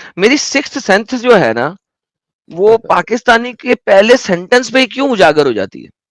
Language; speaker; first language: Hindi; native; Hindi